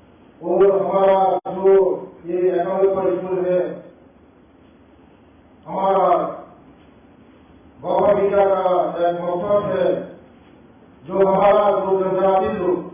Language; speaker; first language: Hindi; non-native, local second language; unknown